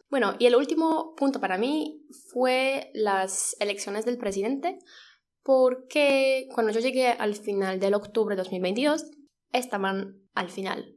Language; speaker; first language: Spanish; non-native, fluent; Polish